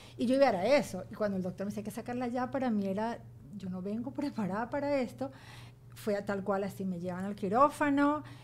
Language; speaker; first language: Spanish; native; Spanish